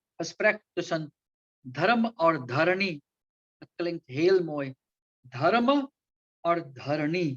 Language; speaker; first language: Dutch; non-native, local second language; Caribbean Hindustani